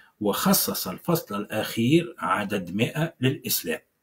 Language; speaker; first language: Arabic; native; Arabic